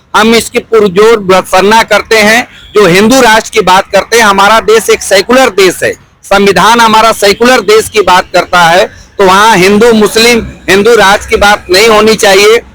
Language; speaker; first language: Hindi; native; Hindi